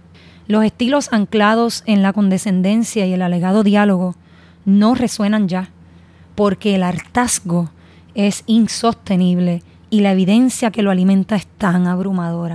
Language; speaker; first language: Spanish; native; Spanish